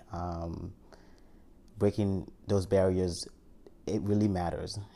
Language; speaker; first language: English; early bilingual, other home language; Haitian Creole